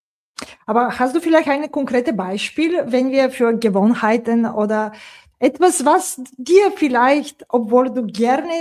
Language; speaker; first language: German; non-native, fluent; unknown